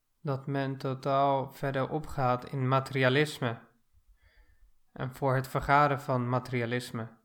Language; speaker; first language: Dutch; non-native, fluent; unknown